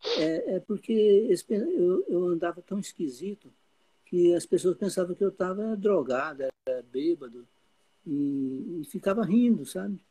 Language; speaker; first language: Portuguese; native; Portuguese